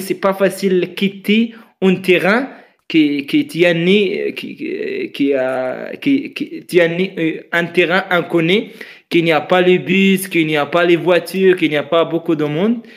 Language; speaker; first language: French; non-native, fluent; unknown